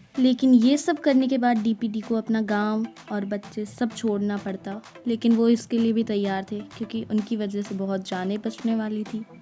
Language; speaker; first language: Hindi; non-native, local second language; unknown